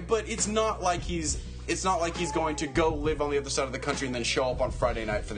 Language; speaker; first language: English; native; English